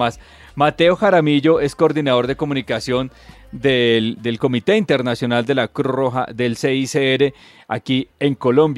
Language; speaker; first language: Spanish; native; Spanish